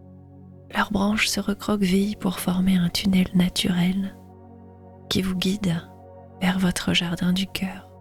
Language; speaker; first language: French; native; French